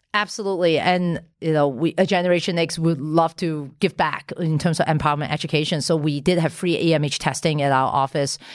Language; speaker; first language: English; non-native, local second language; Cantonese